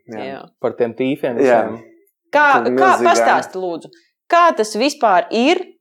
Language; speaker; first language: Latvian; native; Latvian